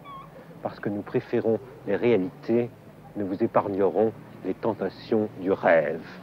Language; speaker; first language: French; native; French